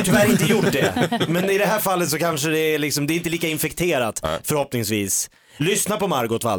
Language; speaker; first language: Swedish; native; Swedish